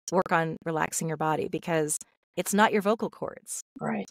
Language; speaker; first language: English; native; English